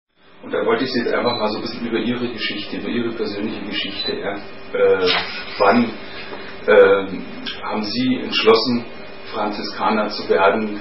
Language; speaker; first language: German; native; German